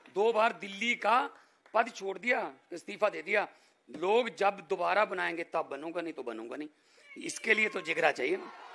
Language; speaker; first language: Hindi; non-native, local second language; Punjabi